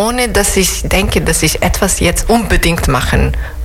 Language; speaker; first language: German; non-native, fluent; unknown